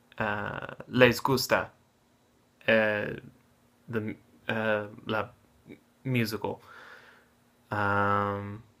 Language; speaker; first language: Spanish; non-native, learner; English